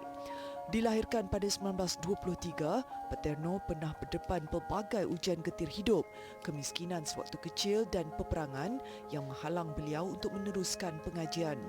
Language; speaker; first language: Malay; native; Malay